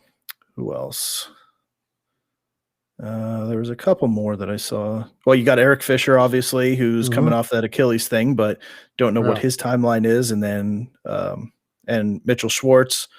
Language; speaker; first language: English; native; English